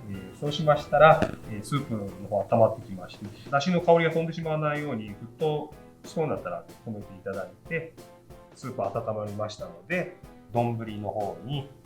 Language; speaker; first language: Japanese; native; Japanese